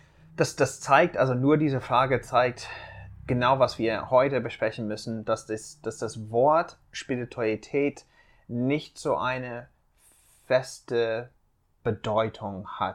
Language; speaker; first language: German; non-native, fluent; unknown